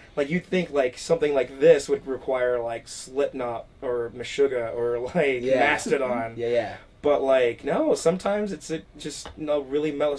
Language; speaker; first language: English; native; English